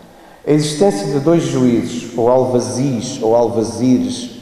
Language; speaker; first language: Portuguese; native; Portuguese